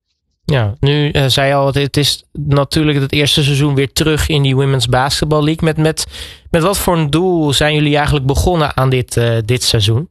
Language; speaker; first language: Dutch; native; Dutch